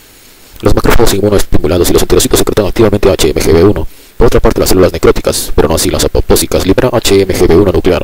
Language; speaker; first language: Spanish; native; Spanish